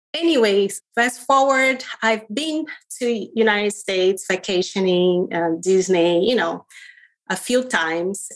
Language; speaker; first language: English; non-native, fluent; Portuguese